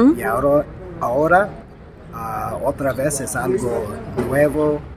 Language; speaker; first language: Spanish; non-native, learner; English